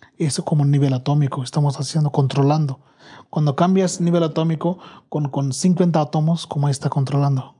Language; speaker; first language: Spanish; non-native, learner; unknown